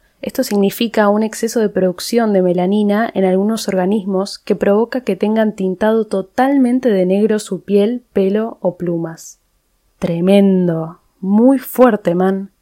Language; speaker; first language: Spanish; native; Spanish